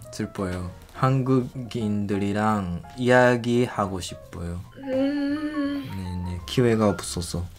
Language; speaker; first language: Korean; non-native, learner; Japanese